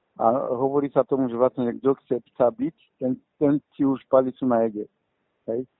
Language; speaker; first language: Slovak; non-native, fluent; Bambara